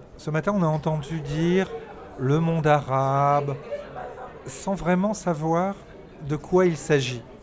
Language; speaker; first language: French; native; French